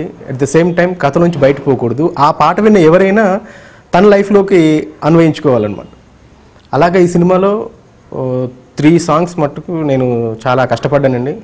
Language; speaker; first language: Telugu; native; Telugu